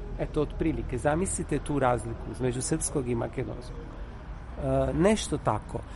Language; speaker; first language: Serbian; non-native, fluent; Italian